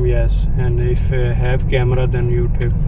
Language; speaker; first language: English; non-native, learner; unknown